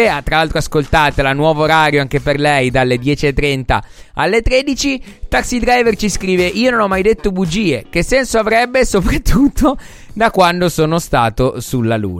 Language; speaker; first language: Italian; native; Italian